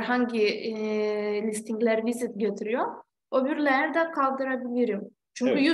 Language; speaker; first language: Turkish; non-native, fluent; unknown